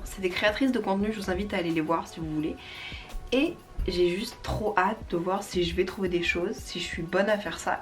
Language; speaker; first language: French; native; French